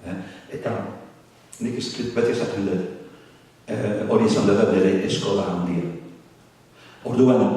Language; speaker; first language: Basque; non-native, fluent; English